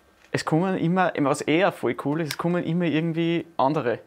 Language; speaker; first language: German; native; German